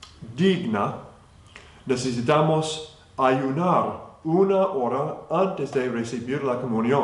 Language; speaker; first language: Spanish; non-native, fluent; English